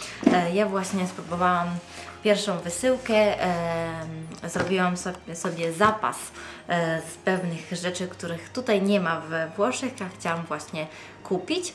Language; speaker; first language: Polish; non-native, fluent; Italian